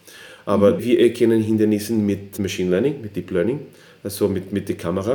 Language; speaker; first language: German; non-native, fluent; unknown